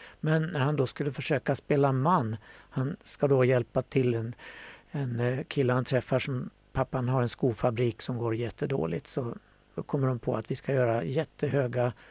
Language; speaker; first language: Swedish; native; Swedish